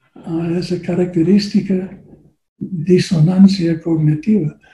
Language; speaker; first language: Spanish; non-native, learner; English